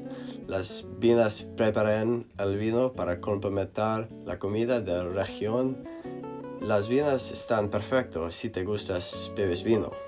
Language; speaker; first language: Spanish; non-native, learner; English